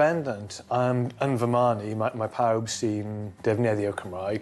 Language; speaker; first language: Welsh; non-native, fluent; English